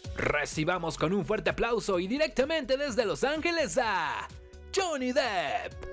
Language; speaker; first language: Spanish; native; Spanish